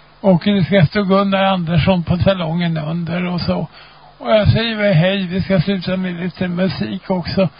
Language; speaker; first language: Swedish; native; Swedish